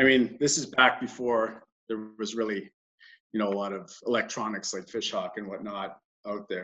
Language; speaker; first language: English; native; English